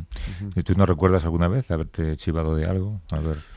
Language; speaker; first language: Spanish; native; Spanish